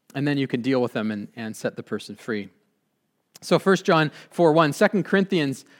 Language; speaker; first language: English; native; English